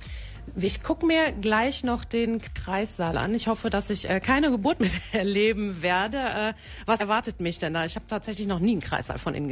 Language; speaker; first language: German; native; German